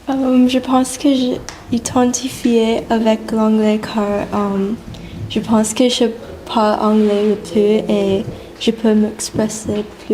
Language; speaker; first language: French; non-native, local second language; Chinese